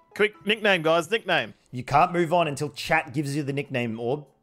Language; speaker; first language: English; native; English